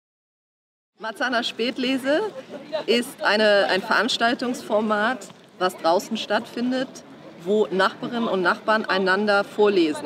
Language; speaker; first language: German; native; German